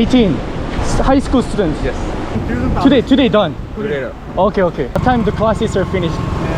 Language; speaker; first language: English; non-native, learner; Korean